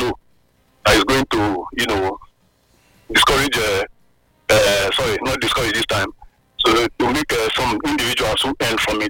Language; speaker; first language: English; non-native, local second language; Igbo